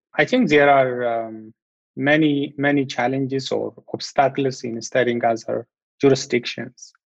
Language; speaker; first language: English; non-native, fluent; Amharic